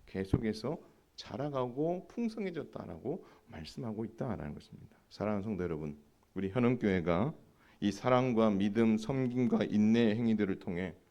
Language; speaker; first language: Korean; native; Korean